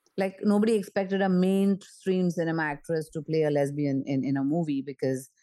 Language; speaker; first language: English; non-native, local second language; Marathi